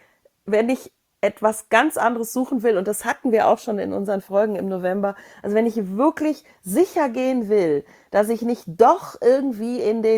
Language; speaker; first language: German; native; German